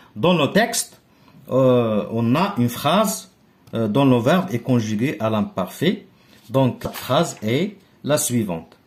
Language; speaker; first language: French; non-native, local second language; Arabic